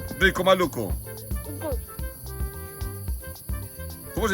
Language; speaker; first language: Spanish; native; Spanish